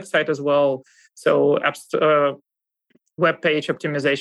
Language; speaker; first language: English; non-native, fluent; Russian